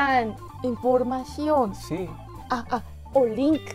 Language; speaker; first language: Spanish; non-native, learner; Korean